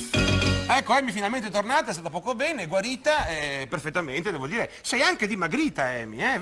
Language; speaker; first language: Italian; native; Italian